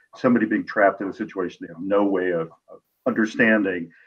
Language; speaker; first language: English; native; English